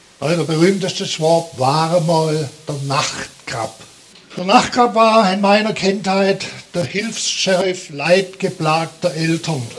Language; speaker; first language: German; native; German